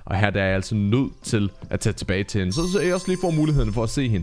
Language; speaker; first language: Danish; native; Danish